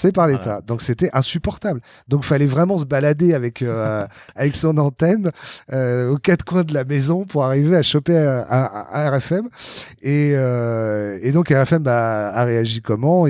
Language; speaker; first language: French; native; French